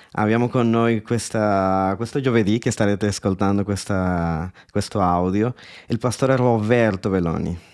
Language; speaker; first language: Italian; non-native, fluent; Spanish